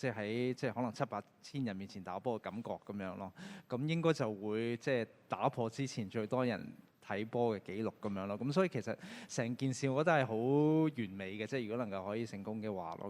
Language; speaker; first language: Cantonese; native; Cantonese